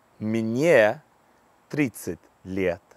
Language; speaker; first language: Russian; non-native, fluent; English